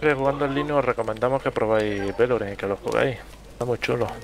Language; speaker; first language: Spanish; native; Spanish